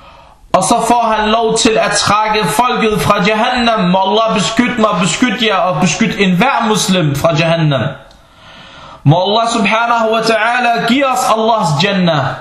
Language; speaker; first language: Danish; early bilingual, other home language; Arabic